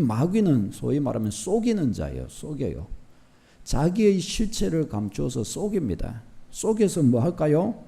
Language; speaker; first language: Korean; native; Korean